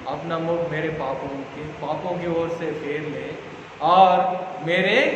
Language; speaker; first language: Hindi; non-native, local second language; Telugu